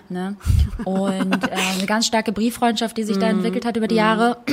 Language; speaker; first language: German; early bilingual, other home language; Albanian